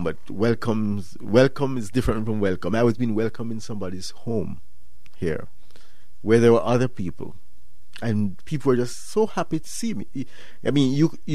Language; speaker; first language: English; non-native, local second language; Jamaican Creole English